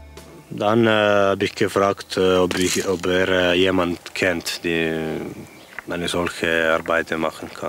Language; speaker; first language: German; non-native, fluent; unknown